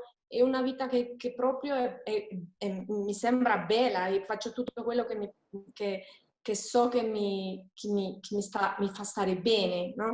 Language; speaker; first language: Italian; non-native, fluent; Spanish